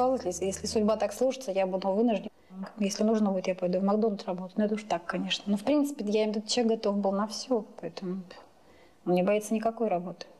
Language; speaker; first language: Russian; native; Russian